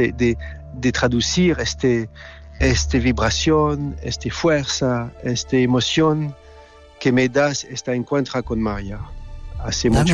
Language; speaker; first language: Spanish; non-native, learner; French